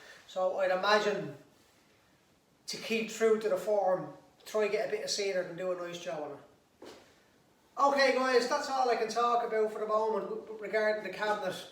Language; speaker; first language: English; native; English